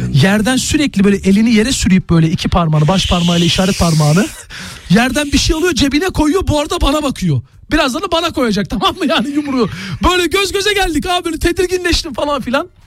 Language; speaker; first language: Turkish; native; Turkish